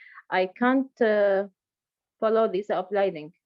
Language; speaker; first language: English; non-native, learner; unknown